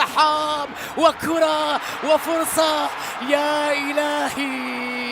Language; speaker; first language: Arabic; native; Arabic